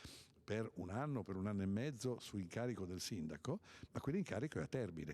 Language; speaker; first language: Italian; native; Italian